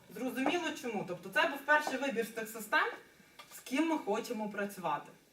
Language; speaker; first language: Ukrainian; native; Ukrainian